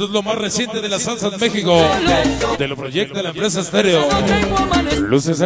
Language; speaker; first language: Spanish; native; Spanish